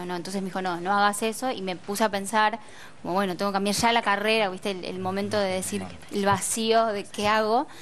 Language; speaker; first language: Spanish; native; Spanish